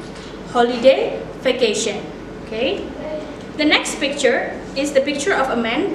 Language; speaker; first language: English; non-native, fluent; Indonesian